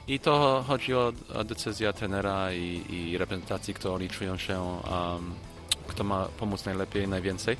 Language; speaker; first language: Polish; early bilingual, heritage; Polish